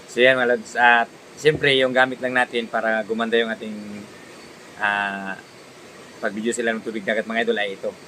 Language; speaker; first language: Filipino; non-native, local second language; Cebuano